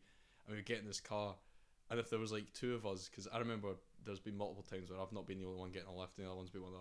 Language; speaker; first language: English; native; English